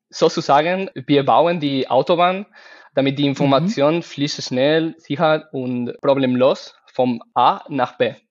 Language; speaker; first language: German; non-native, learner; Spanish